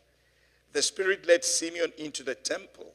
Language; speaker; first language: English; non-native, local second language; Yoruba